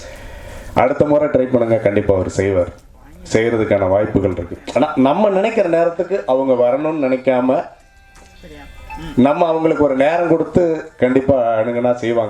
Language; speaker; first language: Tamil; native; Tamil